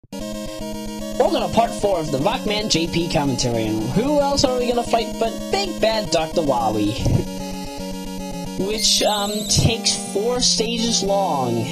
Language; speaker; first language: English; native; English